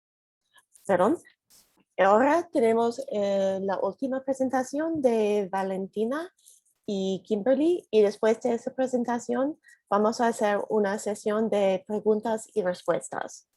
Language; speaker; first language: Spanish; non-native, learner; English